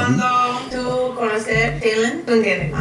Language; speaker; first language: Spanish; non-native, learner; English